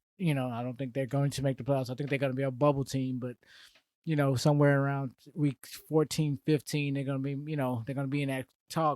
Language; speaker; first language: English; native; English